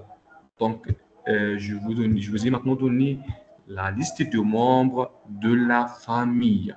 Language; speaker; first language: French; non-native, local second language; Arabic